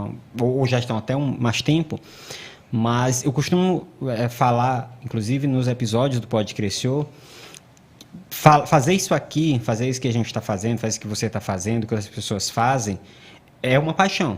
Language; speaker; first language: Portuguese; native; Portuguese